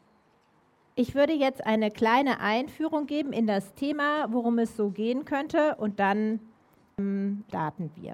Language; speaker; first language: German; native; German